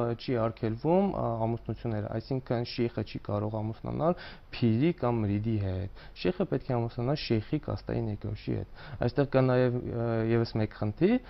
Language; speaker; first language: Armenian; non-native, local second language; Kurdish